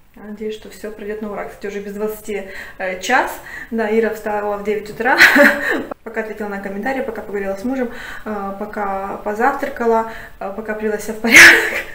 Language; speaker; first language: Russian; native; Russian